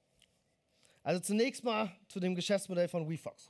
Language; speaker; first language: German; native; German